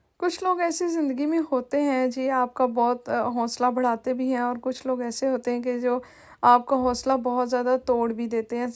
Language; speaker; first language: Urdu; non-native, local second language; Punjabi